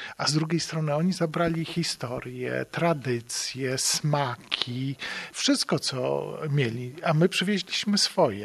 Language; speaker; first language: Polish; native; Polish